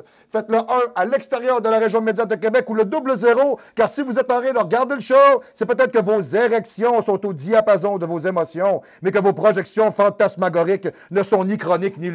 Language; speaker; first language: French; native; French